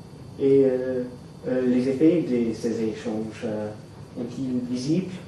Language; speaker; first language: French; non-native, fluent; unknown